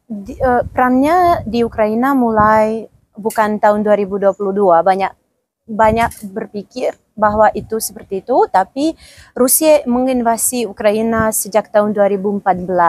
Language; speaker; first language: Indonesian; non-native, fluent; Ukrainian